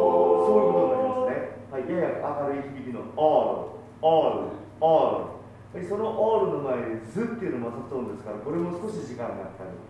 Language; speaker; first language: Japanese; native; Japanese